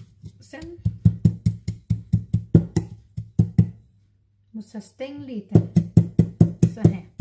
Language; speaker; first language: Swedish; non-native, learner; Thai